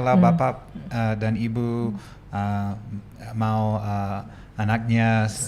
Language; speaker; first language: Indonesian; non-native, learner; English